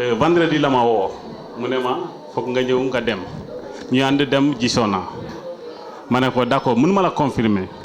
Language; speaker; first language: Wolof; non-native, local second language; Jola-Fonyi